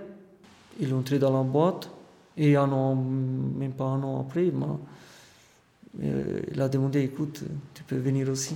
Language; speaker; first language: French; non-native, fluent; Romanian